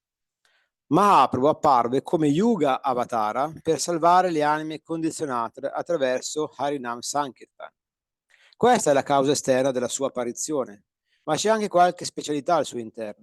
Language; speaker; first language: Italian; native; Italian